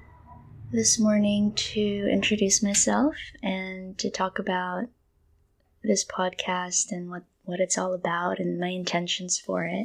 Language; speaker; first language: English; non-native, local second language; Filipino